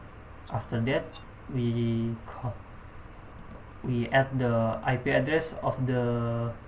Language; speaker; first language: English; non-native, learner; Indonesian